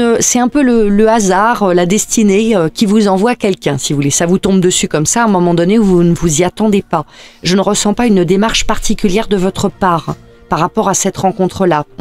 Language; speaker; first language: French; native; French